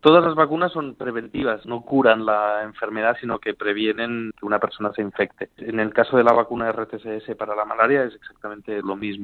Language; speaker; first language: Spanish; native; Spanish